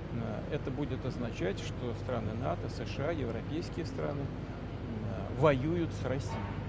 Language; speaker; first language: Russian; native; Russian